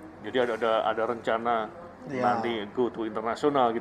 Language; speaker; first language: Indonesian; native; Indonesian